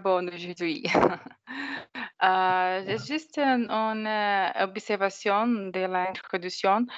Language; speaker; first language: French; non-native, learner; Portuguese